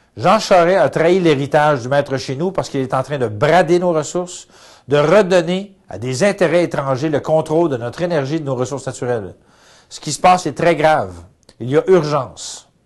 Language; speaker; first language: French; native; French